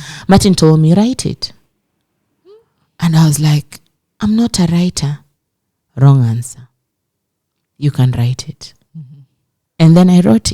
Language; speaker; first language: English; non-native, local second language; Swahili